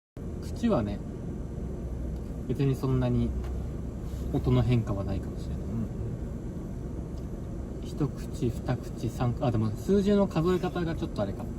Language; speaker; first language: Japanese; native; Japanese